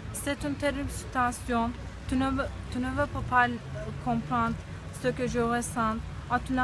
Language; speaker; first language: French; non-native, learner; Turkish